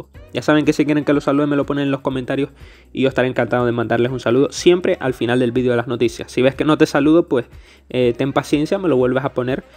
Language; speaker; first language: Spanish; native; Spanish